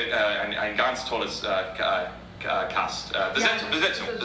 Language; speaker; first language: German; non-native, fluent; English